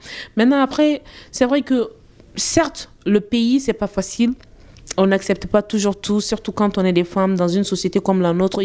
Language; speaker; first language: French; non-native, local second language; Bambara